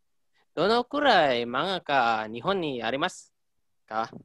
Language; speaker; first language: Japanese; non-native, learner; Indonesian